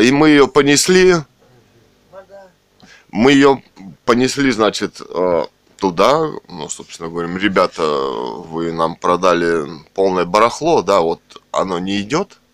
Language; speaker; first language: Russian; native; Russian